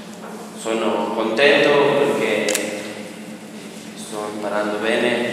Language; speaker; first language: Italian; non-native, learner; Spanish